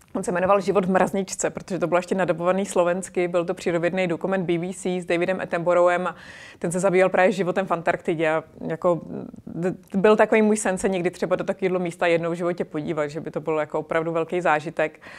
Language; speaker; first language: Czech; native; Czech